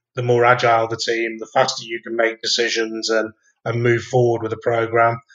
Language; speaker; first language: English; native; English